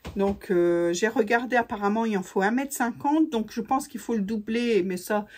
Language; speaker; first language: French; native; French